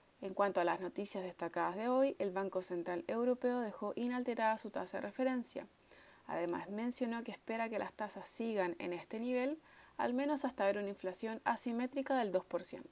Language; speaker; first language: Spanish; native; Spanish